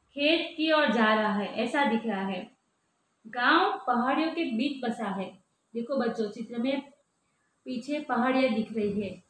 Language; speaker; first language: Hindi; non-native, local second language; Gujarati